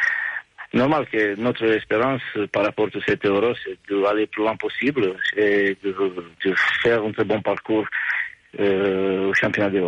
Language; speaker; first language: French; non-native, fluent; Romanian